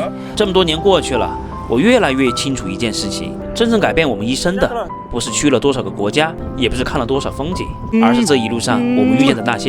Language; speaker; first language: Chinese; native; Chinese